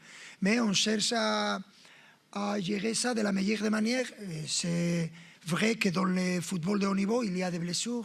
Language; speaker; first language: French; non-native, fluent; Spanish